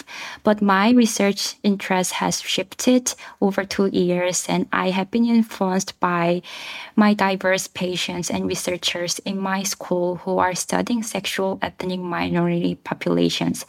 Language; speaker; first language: English; non-native, fluent; Korean